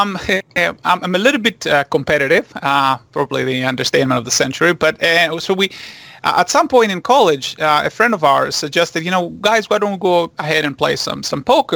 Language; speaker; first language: English; non-native, fluent; Greek